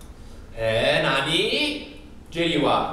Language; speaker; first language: Japanese; non-native, learner; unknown